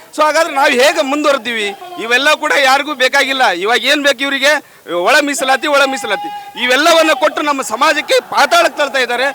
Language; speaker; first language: Kannada; non-native, local second language; Lambadi